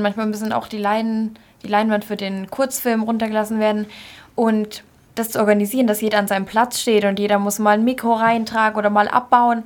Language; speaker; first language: German; native; German